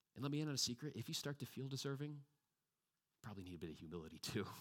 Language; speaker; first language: English; native; English